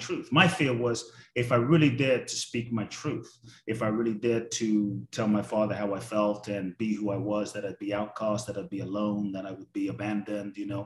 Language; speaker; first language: English; native; English